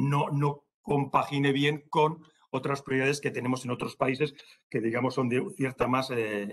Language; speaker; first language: Spanish; native; Spanish